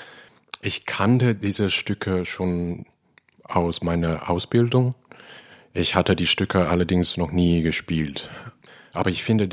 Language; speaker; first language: German; non-native, fluent; Cantonese